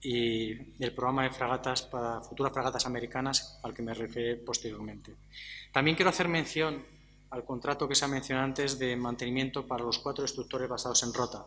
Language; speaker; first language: Spanish; native; Spanish